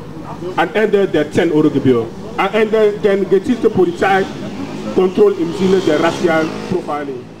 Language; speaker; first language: German; non-native, fluent; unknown